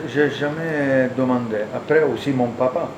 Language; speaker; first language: French; non-native, learner; Italian